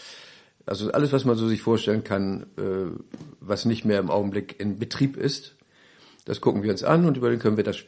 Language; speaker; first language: German; native; German